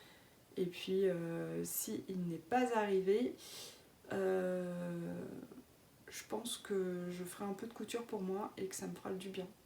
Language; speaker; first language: French; native; French